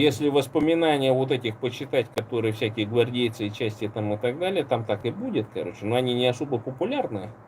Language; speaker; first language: Russian; native; Russian